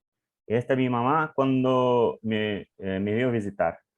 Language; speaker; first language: Spanish; non-native, learner; English